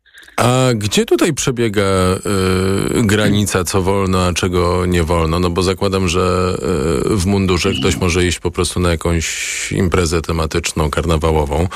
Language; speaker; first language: Polish; native; Polish